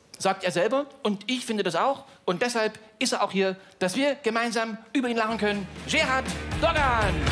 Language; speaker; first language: German; native; German